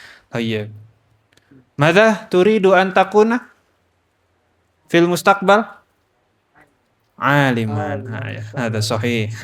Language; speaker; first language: Arabic; non-native, learner; Indonesian